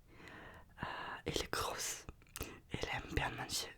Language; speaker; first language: French; non-native, learner; Russian